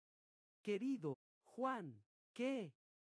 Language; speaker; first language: Spanish; non-native, learner; Czech